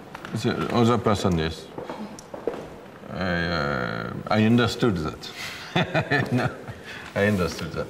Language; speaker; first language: English; non-native, learner; French